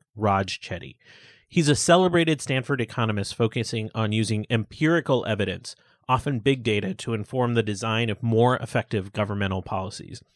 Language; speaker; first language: English; early bilingual, other home language; Hindi